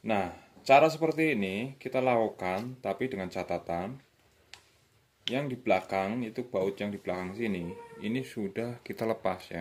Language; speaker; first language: Indonesian; native; Indonesian